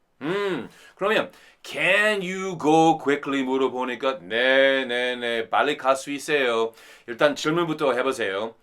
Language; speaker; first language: Korean; non-native, fluent; English